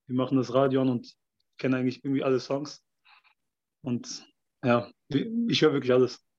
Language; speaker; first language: German; early bilingual, other home language; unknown